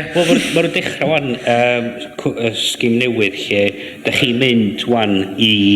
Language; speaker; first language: Welsh; native; Welsh